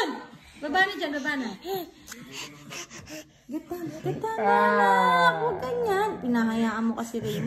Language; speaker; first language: Filipino; native; Filipino